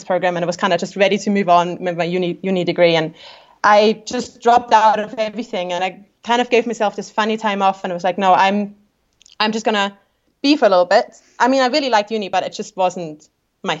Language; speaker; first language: English; non-native, fluent; German